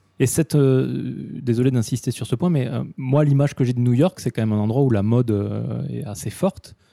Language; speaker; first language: French; native; French